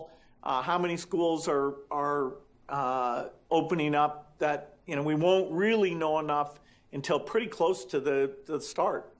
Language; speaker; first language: English; native; English